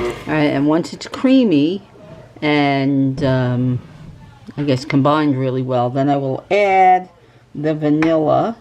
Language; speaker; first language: English; native; English